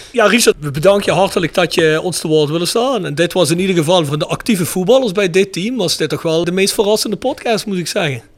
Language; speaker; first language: Dutch; native; Dutch